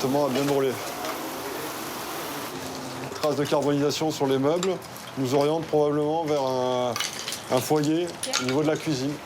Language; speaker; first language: French; native; French